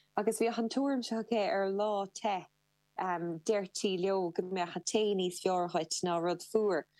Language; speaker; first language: Irish; non-native, local second language; English